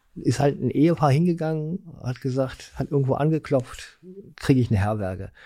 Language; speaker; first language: German; native; German